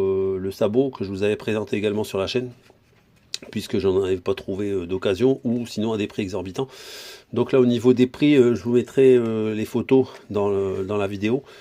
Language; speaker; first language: French; native; French